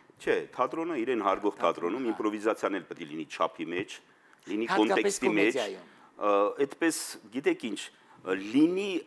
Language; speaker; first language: Armenian; native; Armenian